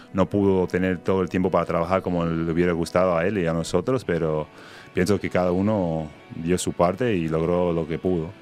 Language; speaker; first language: Spanish; early bilingual, heritage; Spanish